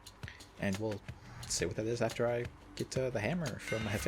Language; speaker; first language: English; native; English